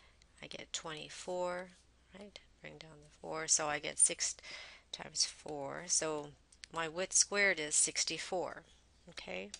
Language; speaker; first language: English; native; English